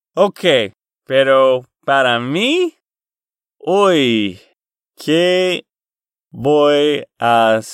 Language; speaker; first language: Spanish; non-native, learner; English